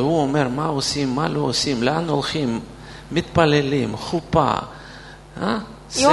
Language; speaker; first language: Hebrew; non-native, fluent; Russian